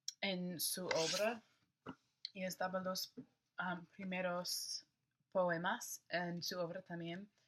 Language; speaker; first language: Spanish; non-native, learner; English